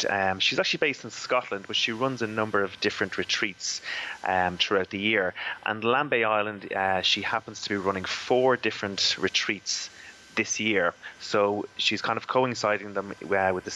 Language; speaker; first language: English; native; English